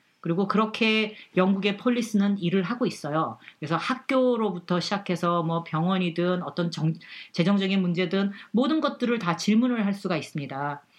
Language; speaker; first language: Korean; native; Korean